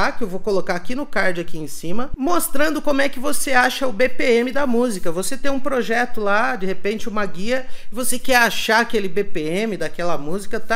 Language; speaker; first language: Portuguese; native; Portuguese